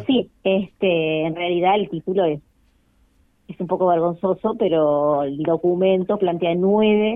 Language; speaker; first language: Spanish; native; Spanish